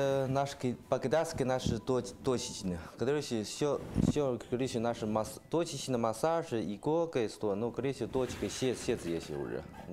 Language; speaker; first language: Russian; non-native, learner; Chinese